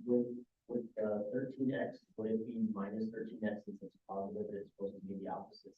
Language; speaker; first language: English; native; English